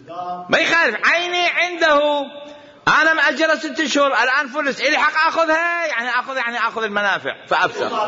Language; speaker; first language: Arabic; native; Arabic